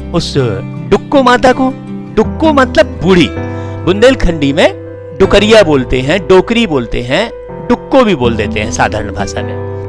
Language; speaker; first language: Hindi; native; Hindi